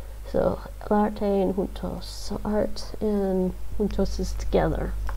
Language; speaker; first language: English; native; English